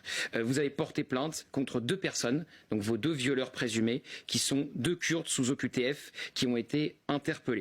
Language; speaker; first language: French; native; French